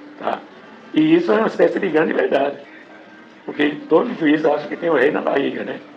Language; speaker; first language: Portuguese; non-native, fluent; English